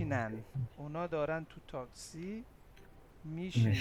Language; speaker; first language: Persian; non-native, fluent; Urdu